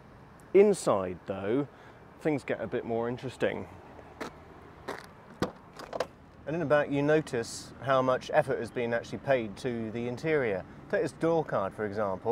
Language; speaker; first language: English; native; English